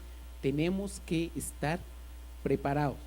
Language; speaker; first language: Spanish; native; Spanish